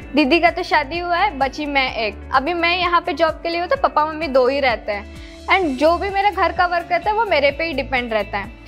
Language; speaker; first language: Hindi; non-native, local second language; Urdu